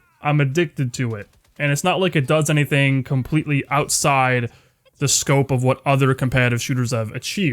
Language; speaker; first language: English; native; English